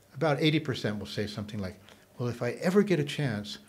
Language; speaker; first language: English; native; English